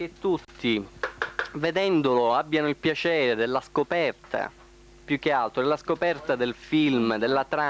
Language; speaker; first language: Italian; native; Italian